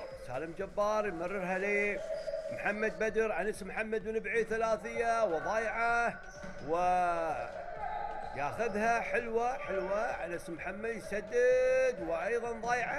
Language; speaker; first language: Arabic; native; Arabic